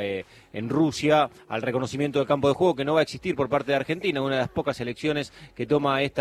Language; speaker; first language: Spanish; native; Spanish